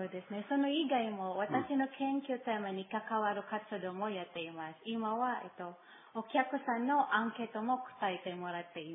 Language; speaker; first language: Japanese; non-native, learner; Filipino